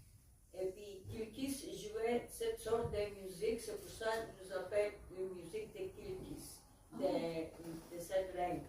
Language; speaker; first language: French; non-native, learner; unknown